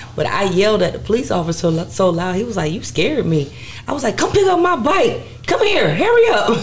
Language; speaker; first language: English; native; English